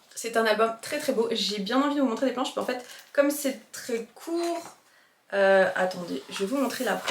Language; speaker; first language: French; native; French